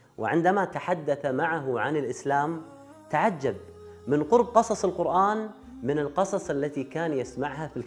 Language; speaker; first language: Arabic; non-native, fluent; French